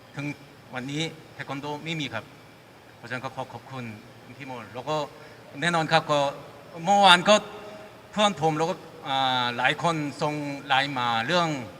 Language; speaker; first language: Thai; non-native, fluent; Korean